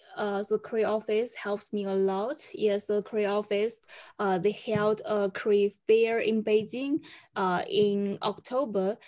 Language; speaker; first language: English; non-native, fluent; Chinese